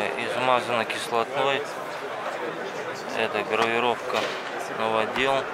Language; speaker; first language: Russian; native; Russian